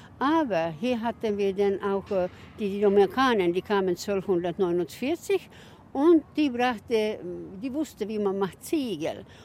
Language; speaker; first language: German; non-native, fluent; Swedish